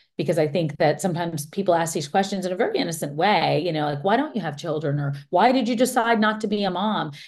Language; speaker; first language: English; native; English